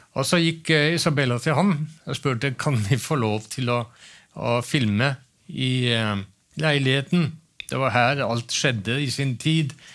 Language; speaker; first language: Norwegian; native; Norwegian